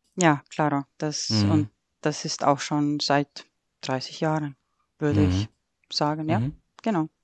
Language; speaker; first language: German; non-native, fluent; Estonian